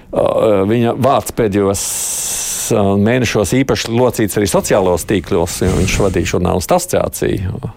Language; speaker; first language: Latvian; native; Latvian